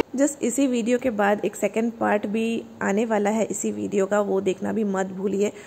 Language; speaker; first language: Hindi; non-native, local second language; Bangla